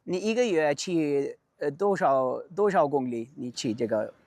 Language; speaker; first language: Chinese; non-native, learner; English